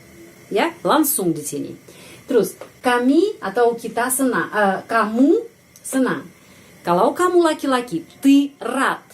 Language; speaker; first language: Indonesian; non-native, fluent; Russian